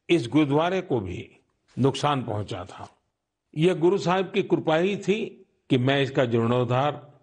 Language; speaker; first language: Hindi; non-native, local second language; Gujarati